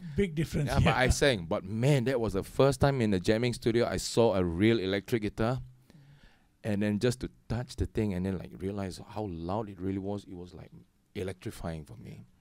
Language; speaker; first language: English; native; English